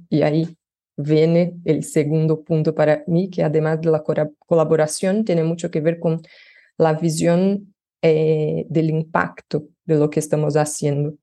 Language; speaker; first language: Spanish; non-native, fluent; Portuguese